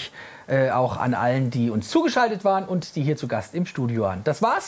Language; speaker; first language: German; native; German